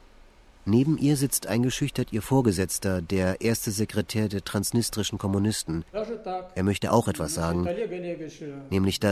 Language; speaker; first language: German; native; German